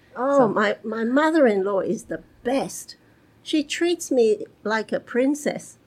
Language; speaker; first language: English; early bilingual, other home language; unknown